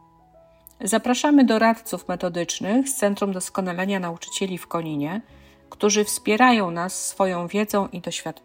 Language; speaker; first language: Polish; native; Polish